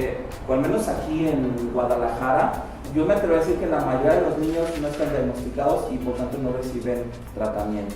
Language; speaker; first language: Spanish; native; Spanish